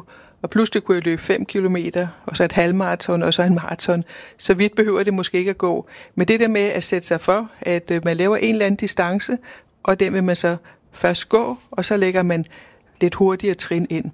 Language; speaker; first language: Danish; native; Danish